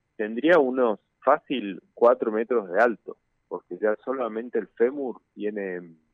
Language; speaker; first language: Spanish; native; Spanish